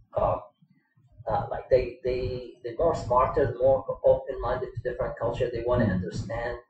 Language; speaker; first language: English; non-native, fluent; Arabic